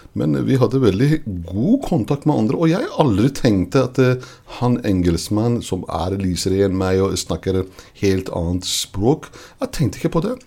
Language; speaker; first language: Norwegian; non-native, fluent; Persian